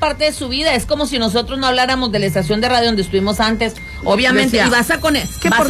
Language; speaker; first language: Spanish; native; Spanish